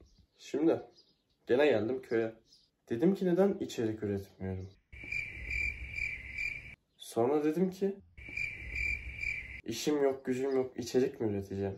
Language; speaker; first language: Turkish; native; Turkish